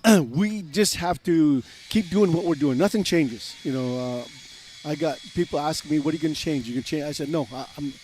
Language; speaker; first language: English; native; English